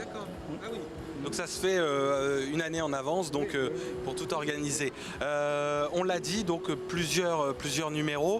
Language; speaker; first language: French; native; French